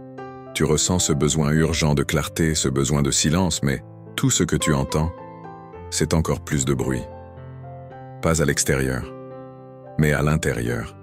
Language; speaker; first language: French; native; French